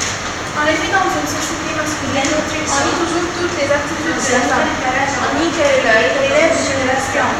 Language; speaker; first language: French; non-native, fluent; Arabic